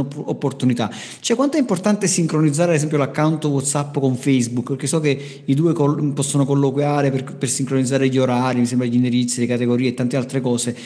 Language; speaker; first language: Italian; native; Italian